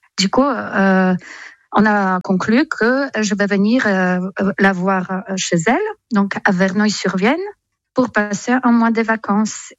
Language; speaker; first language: French; non-native, fluent; Polish